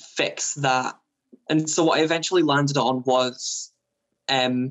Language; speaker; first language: English; native; English